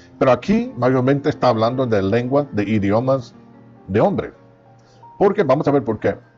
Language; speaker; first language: Spanish; non-native, fluent; English